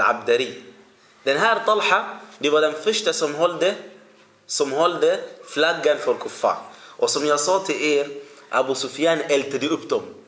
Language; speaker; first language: Swedish; early bilingual, other home language; Arabic